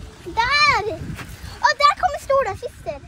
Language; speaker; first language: Swedish; early bilingual, other home language; Persian